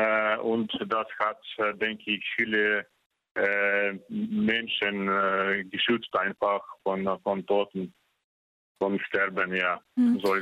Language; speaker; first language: German; non-native, fluent; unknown